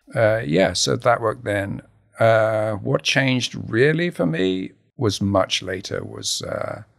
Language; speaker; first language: English; native; English